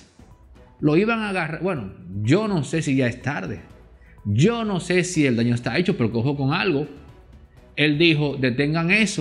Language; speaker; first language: Spanish; native; Spanish